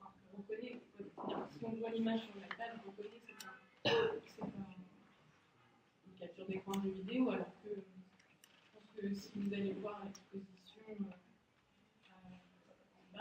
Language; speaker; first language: French; native; French